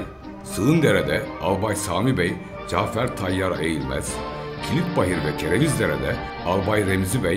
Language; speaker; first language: Turkish; native; Turkish